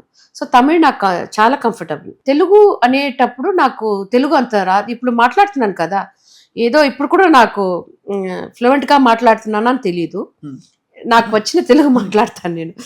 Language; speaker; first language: Telugu; non-native, local second language; Tamil